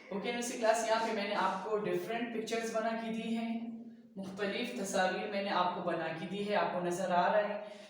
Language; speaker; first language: Urdu; non-native, local second language; Punjabi